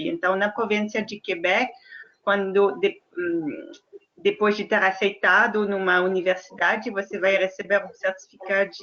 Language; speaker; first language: Portuguese; non-native, fluent; French